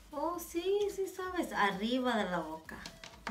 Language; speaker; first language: Spanish; early bilingual, heritage; Spanish